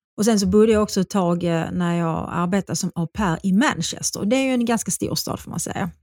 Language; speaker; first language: Swedish; native; Swedish